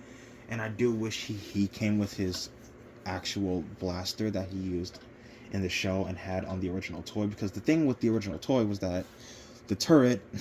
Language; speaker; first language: English; native; English